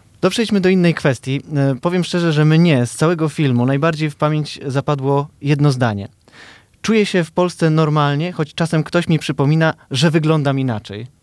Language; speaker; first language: Polish; native; Polish